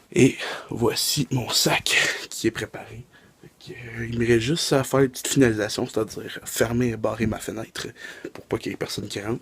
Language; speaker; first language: French; native; French